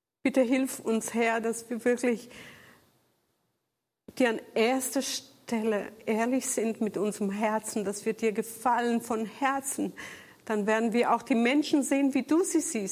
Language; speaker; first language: German; non-native, fluent; Portuguese